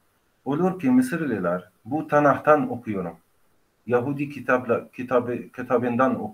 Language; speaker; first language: Turkish; non-native, fluent; Arabic